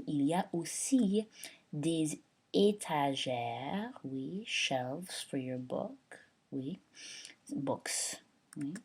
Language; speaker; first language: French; non-native, fluent; English